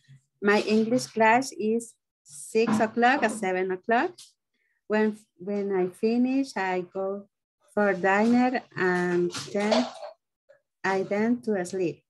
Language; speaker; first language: English; non-native, learner; Spanish